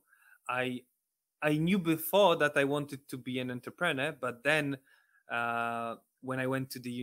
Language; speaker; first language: English; non-native, fluent; Polish